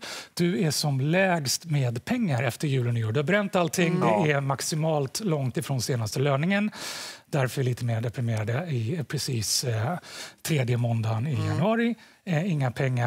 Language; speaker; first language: Swedish; native; Swedish